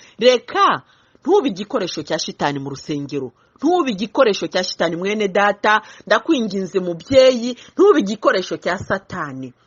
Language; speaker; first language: Kinyarwanda; early bilingual, heritage; Kinyarwanda